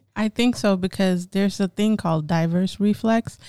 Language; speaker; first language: English; early bilingual, other home language; Amharic